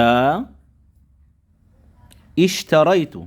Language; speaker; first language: Arabic; non-native, fluent; Indonesian